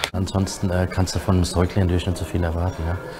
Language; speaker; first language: German; native; German